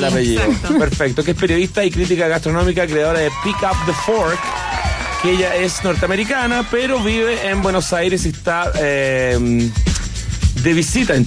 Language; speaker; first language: Spanish; native; Spanish